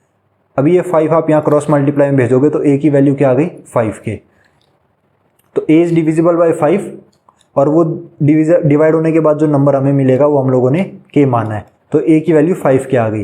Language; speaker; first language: Hindi; native; Hindi